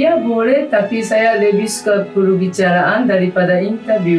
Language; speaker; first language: Indonesian; non-native, fluent; Japanese